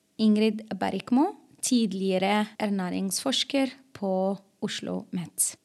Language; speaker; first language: Norwegian; non-native, fluent; Arabic